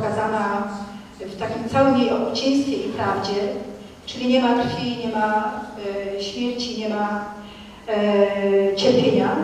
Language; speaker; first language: Polish; native; Polish